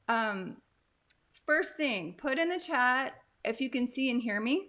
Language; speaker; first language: English; native; English